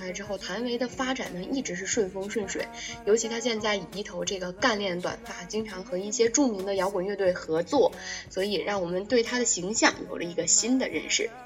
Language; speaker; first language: Chinese; native; Chinese